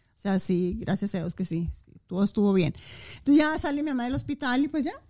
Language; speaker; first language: Spanish; native; Spanish